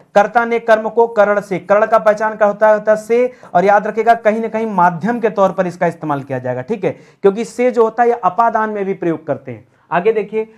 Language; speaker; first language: Hindi; native; Hindi